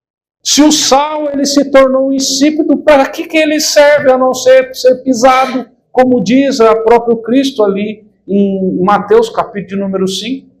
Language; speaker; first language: Portuguese; native; Portuguese